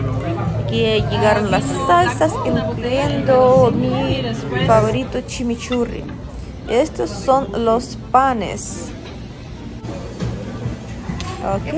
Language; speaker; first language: Spanish; non-native, fluent; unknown